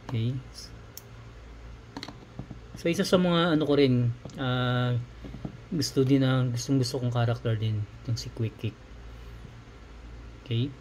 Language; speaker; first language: Filipino; native; Filipino